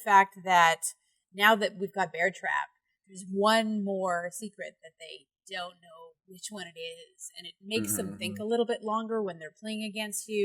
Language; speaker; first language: English; native; English